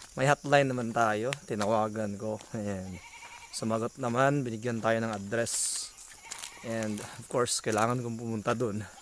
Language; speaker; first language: Filipino; non-native, local second language; Cebuano